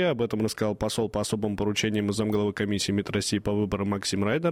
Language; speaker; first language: Russian; native; Russian